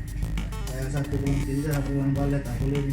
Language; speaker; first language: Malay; non-native, learner; Bangla